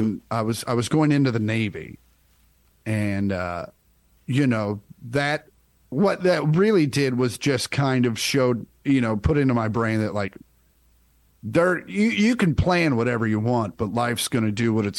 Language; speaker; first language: English; native; English